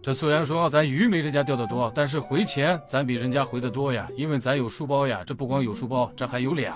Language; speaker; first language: Chinese; native; Chinese